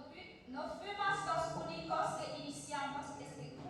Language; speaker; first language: Spanish; non-native, learner; French